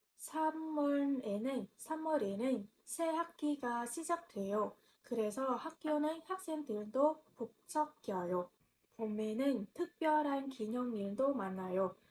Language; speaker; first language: Korean; non-native, learner; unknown